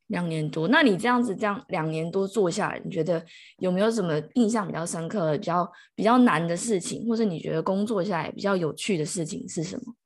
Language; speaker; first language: Chinese; native; Chinese